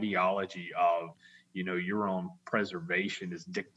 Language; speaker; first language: English; native; English